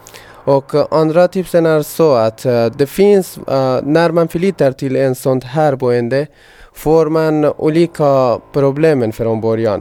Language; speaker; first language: Swedish; non-native, fluent; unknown